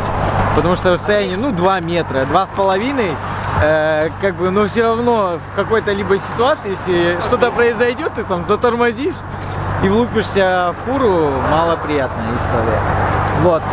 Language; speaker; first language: Russian; native; Russian